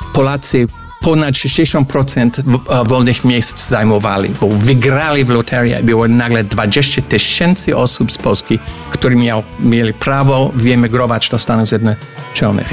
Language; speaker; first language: Polish; non-native, fluent; English